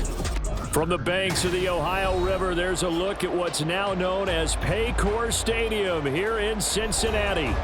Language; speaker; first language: English; native; English